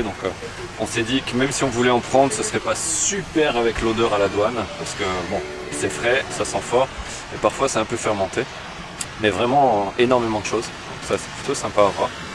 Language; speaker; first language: French; native; French